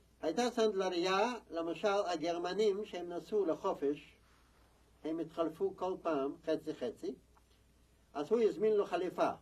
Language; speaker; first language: Hebrew; non-native, fluent; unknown